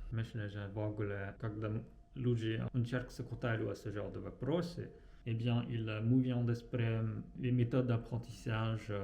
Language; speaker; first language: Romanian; non-native, learner; Japanese